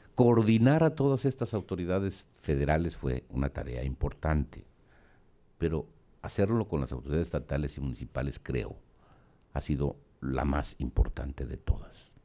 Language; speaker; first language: Spanish; native; Spanish